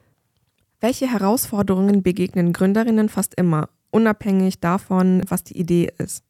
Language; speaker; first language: German; native; German